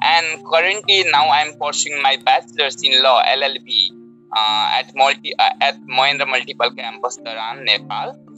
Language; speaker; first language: English; non-native, local second language; Nepali